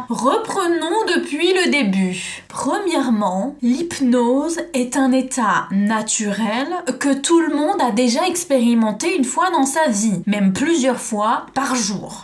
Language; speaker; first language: French; native; French